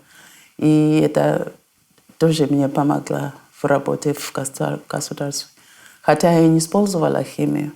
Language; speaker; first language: Russian; non-native, fluent; North Ndebele